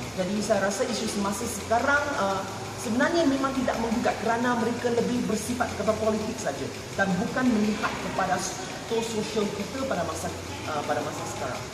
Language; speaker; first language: Malay; non-native, local second language; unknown